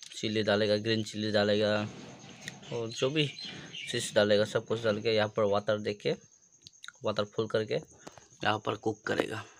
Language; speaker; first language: Hindi; non-native, local second language; Kok Borok